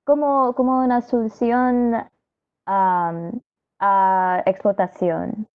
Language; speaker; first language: Spanish; non-native, learner; English